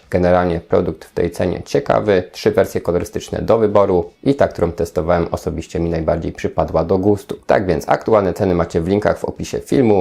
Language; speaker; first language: Polish; native; Polish